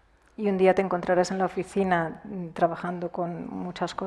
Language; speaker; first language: Spanish; native; Spanish